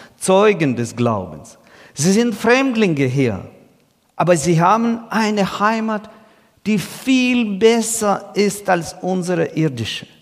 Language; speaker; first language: German; non-native, fluent; Russian